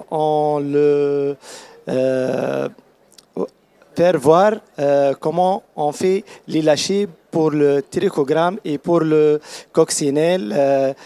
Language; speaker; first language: French; non-native, learner; Arabic